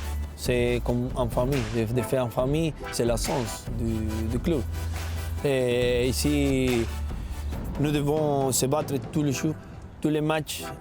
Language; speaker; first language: French; non-native, learner; Spanish